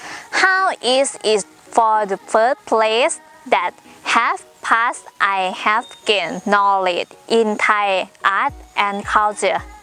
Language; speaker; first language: English; non-native, learner; Thai